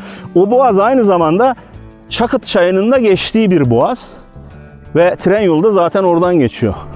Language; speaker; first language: Turkish; native; Turkish